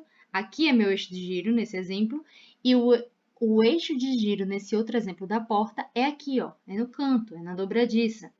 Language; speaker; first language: Portuguese; native; Portuguese